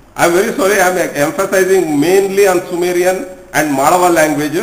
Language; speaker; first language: English; non-native, local second language; Kannada